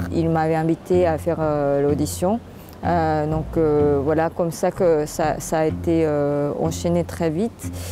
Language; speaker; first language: French; non-native, fluent; Japanese